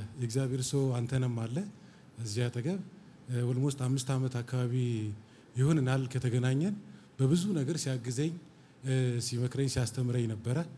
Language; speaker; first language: Amharic; native; Amharic